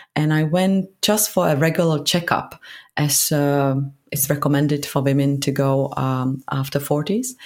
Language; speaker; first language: English; non-native, fluent; Czech